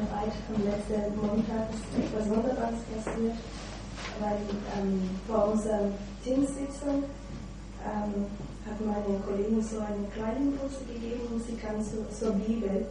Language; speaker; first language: German; non-native, fluent; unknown